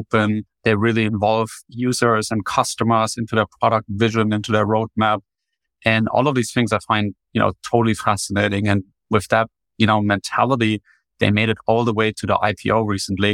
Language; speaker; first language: English; non-native, fluent; German